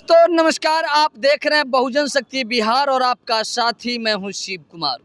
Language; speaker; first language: Hindi; native; Hindi